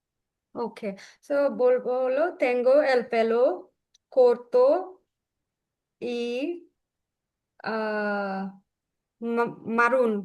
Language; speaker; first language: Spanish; non-native, learner; Bangla